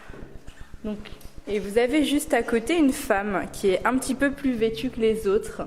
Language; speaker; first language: French; native; French